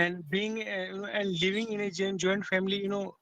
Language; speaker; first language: English; non-native, learner; Hindi